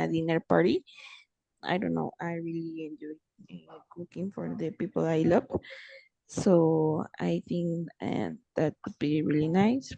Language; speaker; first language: English; non-native, fluent; Spanish